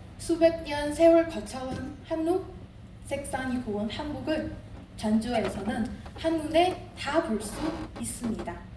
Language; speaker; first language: Korean; non-native, fluent; Chinese